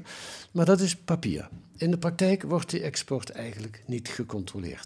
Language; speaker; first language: Dutch; native; Dutch